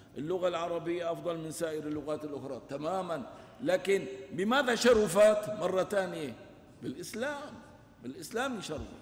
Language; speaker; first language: Arabic; non-native, local second language; Kurdish